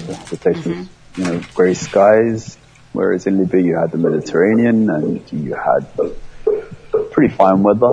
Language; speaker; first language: English; early bilingual, other home language; Somali